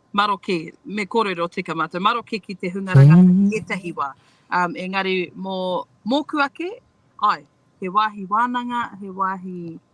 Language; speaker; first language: Māori; non-native, local second language; English